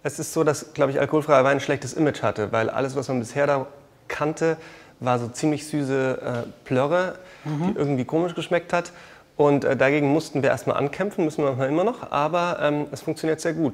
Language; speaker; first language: German; native; German